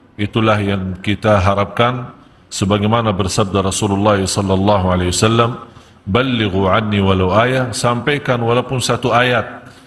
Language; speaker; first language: Malay; non-native, fluent; Arabic